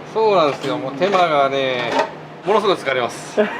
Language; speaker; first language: Japanese; native; Japanese